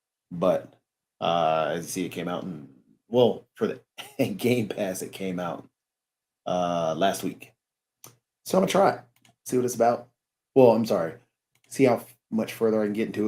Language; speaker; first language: English; native; English